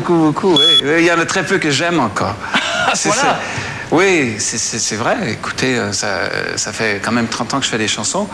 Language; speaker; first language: French; native; French